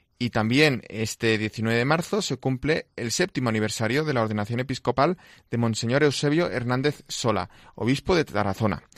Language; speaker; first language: Spanish; non-native, local second language; Catalan